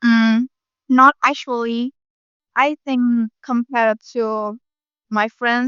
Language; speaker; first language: English; non-native, learner; Vietnamese